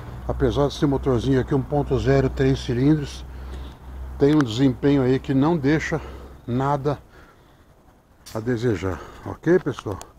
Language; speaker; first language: Portuguese; native; Portuguese